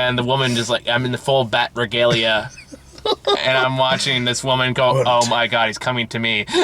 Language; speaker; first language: English; native; English